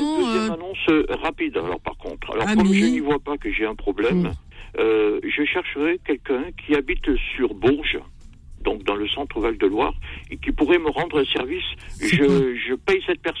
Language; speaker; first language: French; native; French